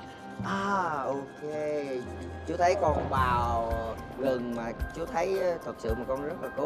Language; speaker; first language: Vietnamese; native; Vietnamese